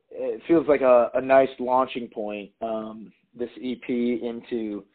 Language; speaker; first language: English; native; English